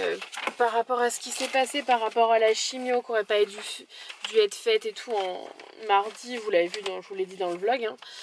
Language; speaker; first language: French; native; French